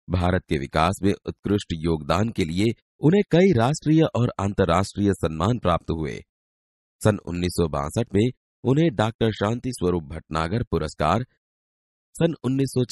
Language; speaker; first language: Hindi; non-native, local second language; Gujarati